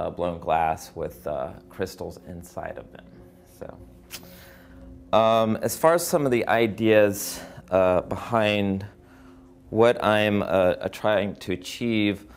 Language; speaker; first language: English; native; English